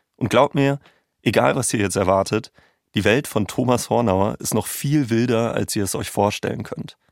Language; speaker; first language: German; native; German